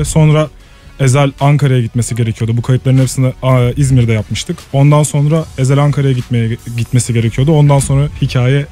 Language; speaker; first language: Turkish; native; Turkish